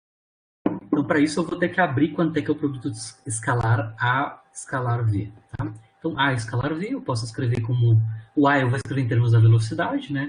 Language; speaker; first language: Portuguese; native; Portuguese